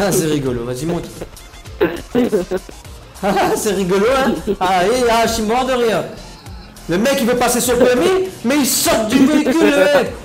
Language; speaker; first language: French; native; French